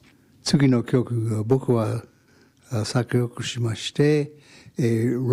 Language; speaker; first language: Japanese; non-native, learner; English